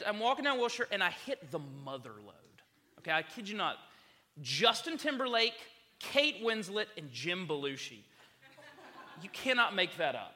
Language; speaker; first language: English; native; English